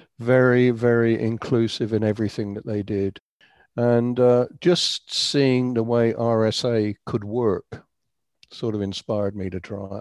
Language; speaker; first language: English; native; English